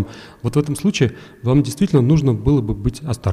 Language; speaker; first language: Russian; native; Russian